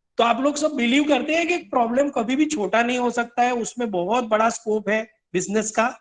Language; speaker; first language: Hindi; non-native, local second language; Gujarati